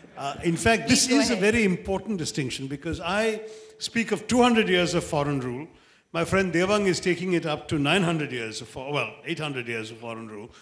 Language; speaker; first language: English; non-native, local second language; Malayalam